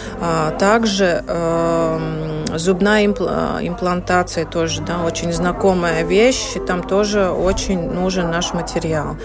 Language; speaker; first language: Russian; non-native, local second language; Latvian